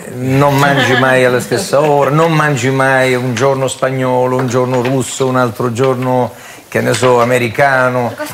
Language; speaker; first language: Italian; native; Italian